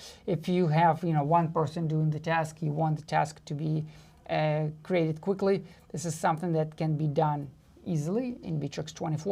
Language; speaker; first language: English; non-native, fluent; Russian